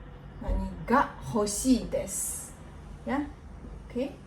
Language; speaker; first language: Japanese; non-native, fluent; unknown